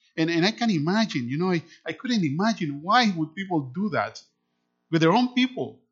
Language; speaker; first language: English; non-native, fluent; Spanish